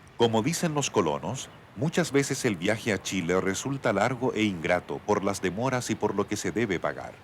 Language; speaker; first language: Spanish; native; Spanish